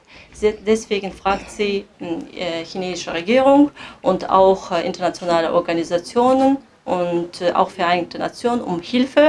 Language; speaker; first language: German; non-native, fluent; Kazakh